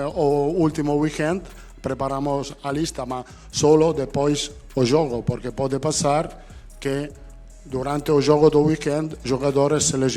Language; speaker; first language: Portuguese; non-native, fluent; Italian